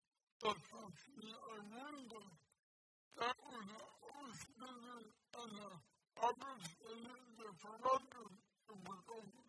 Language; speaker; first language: German; non-native, learner; Russian